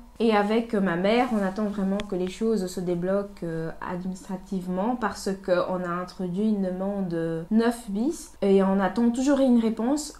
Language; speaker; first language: French; early bilingual, other home language; Portuguese